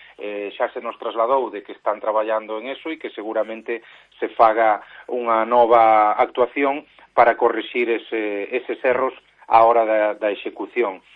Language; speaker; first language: Galician; native; Galician